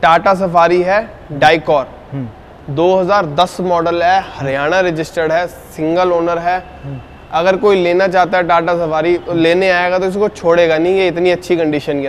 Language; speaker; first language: Hindi; native; Hindi